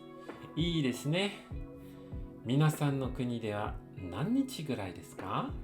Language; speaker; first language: Japanese; non-native, fluent; French